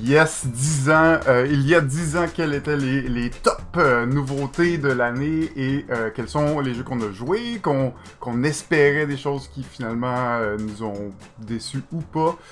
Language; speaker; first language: French; native; French